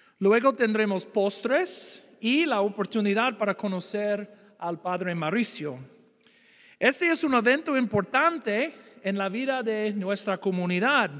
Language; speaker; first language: Spanish; non-native, fluent; English